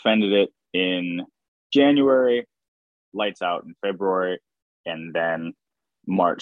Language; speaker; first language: English; native; English